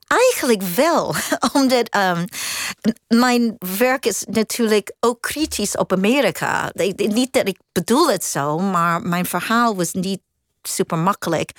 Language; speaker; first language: Dutch; non-native, fluent; Cantonese